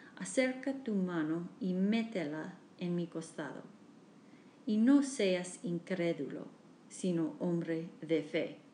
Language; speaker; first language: Spanish; non-native, learner; English